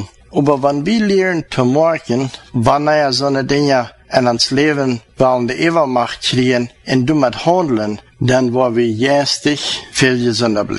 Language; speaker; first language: German; non-native, learner; Plautdietsch